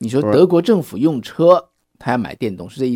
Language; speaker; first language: Chinese; native; Chinese